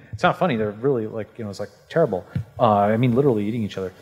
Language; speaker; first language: English; native; English